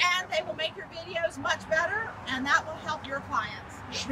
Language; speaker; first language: English; native; English